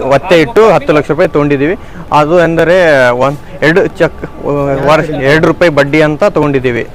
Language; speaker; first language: Kannada; non-native, local second language; Lambadi